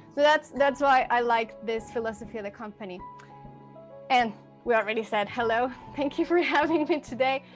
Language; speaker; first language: English; non-native, fluent; Spanish